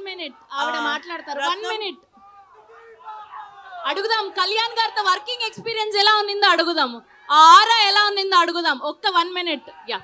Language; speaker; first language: Telugu; native; Telugu